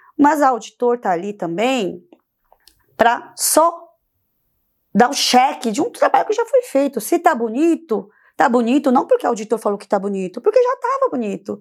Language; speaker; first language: Portuguese; early bilingual, other home language; Korean